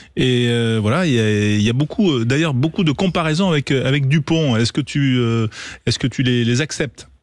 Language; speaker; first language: French; native; French